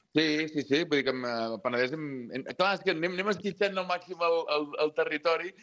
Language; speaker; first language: Catalan; native; Catalan